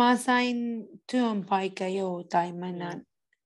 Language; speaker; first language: Finnish; non-native, learner; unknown